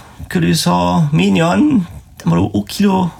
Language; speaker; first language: Korean; non-native, learner; German